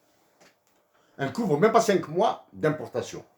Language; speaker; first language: French; native; French